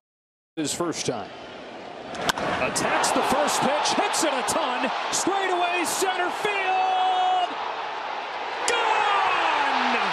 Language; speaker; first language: English; native; English